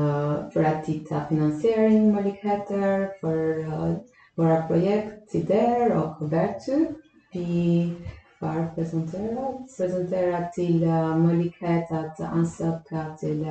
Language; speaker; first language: Swedish; non-native, fluent; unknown